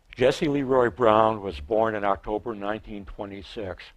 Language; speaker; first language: English; native; English